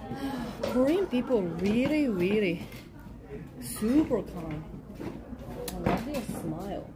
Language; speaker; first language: English; non-native, learner; Japanese